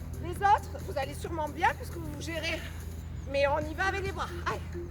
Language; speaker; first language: French; native; French